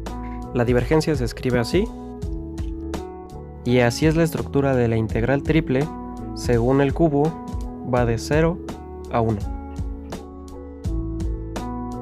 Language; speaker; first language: Spanish; native; Spanish